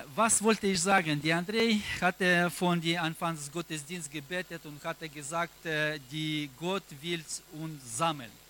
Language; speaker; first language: German; non-native, learner; Russian